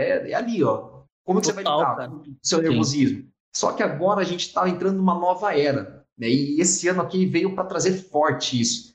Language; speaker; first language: Portuguese; native; Portuguese